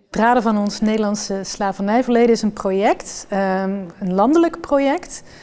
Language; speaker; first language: Dutch; native; Dutch